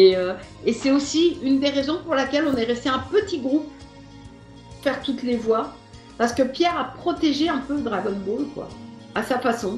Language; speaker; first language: French; native; French